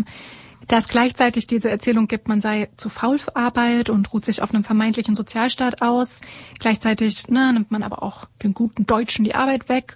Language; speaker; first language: German; native; German